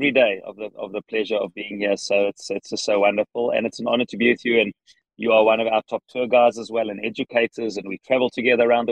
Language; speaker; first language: English; native; English